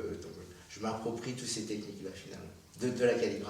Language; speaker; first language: French; early bilingual, other home language; Korean